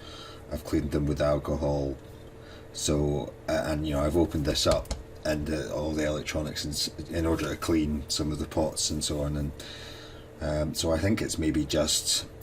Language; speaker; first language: English; native; English